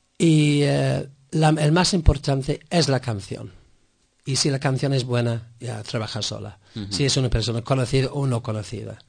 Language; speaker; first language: Spanish; non-native, fluent; English